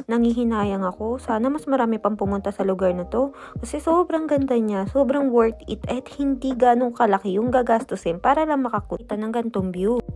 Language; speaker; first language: Filipino; native; Filipino